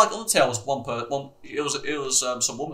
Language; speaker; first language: English; native; English